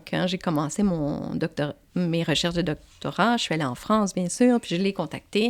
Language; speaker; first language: French; native; French